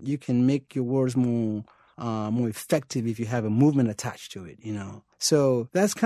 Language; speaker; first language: English; non-native, local second language; Yoruba